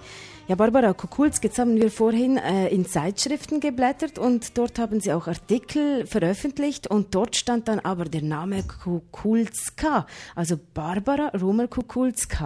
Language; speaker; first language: German; native; German